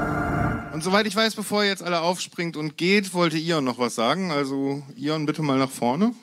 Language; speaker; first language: German; native; German